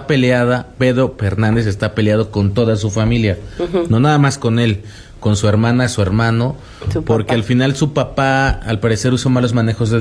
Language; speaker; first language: Spanish; native; Spanish